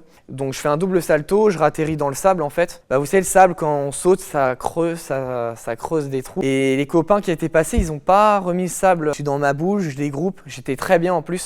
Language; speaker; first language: French; native; French